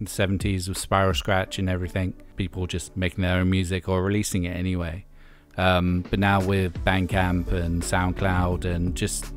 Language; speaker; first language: English; native; English